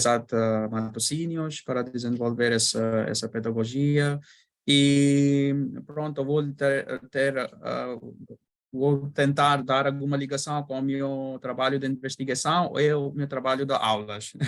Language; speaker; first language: Portuguese; non-native, learner; Bangla